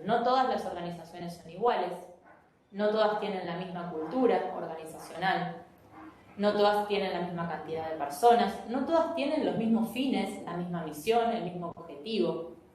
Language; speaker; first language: Spanish; native; Spanish